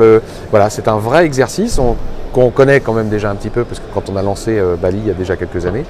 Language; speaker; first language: French; native; French